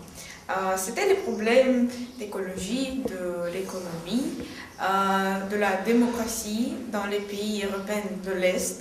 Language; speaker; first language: French; non-native, fluent; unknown